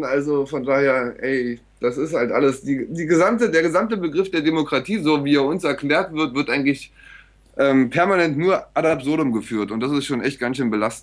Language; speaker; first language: German; native; German